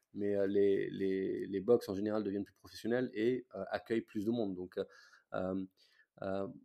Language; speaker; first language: French; non-native, fluent; English